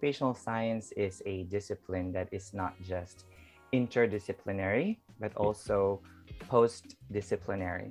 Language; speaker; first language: English; non-native, local second language; Filipino